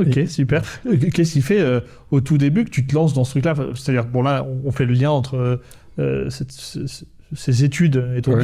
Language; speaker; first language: French; native; French